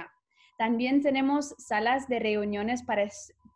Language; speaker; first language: Spanish; non-native, fluent; English